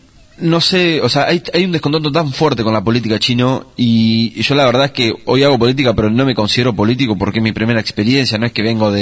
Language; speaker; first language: Spanish; native; Spanish